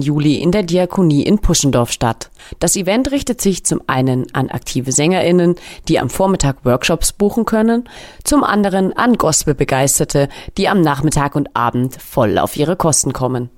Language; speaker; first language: German; native; German